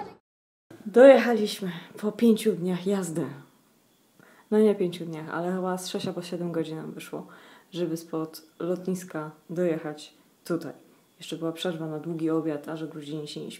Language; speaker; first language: Polish; native; Polish